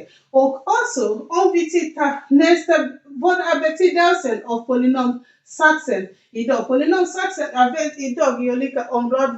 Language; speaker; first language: Swedish; non-native, learner; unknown